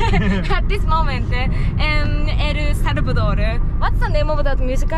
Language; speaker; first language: English; non-native, fluent; Japanese